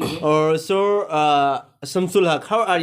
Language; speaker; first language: English; non-native, learner; Hindi